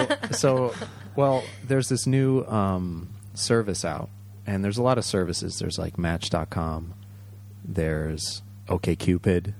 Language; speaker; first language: English; early bilingual, other home language; Japanese